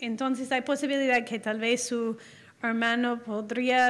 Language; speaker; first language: Spanish; non-native, fluent; English